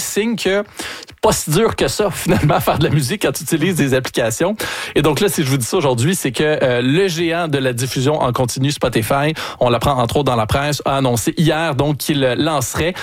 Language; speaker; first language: French; native; French